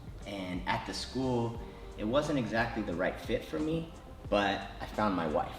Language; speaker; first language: English; native; English